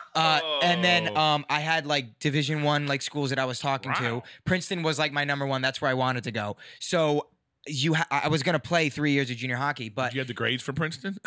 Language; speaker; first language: English; native; English